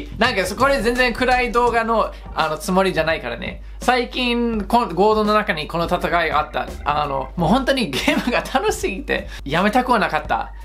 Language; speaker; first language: Japanese; non-native, fluent; English